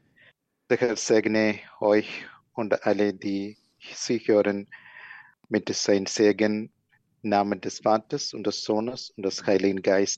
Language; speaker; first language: German; non-native, learner; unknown